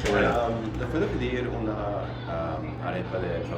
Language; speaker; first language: Spanish; non-native, learner; English